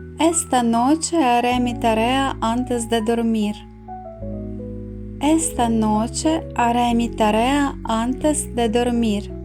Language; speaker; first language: Spanish; non-native, fluent; Ukrainian